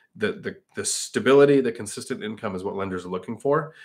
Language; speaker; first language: English; native; English